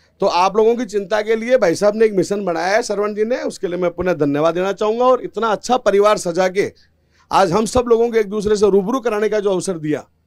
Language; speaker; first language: Hindi; native; Hindi